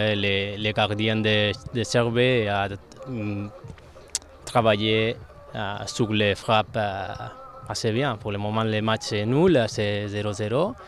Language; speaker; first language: French; non-native, fluent; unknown